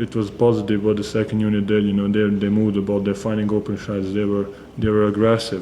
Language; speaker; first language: English; non-native, fluent; Serbian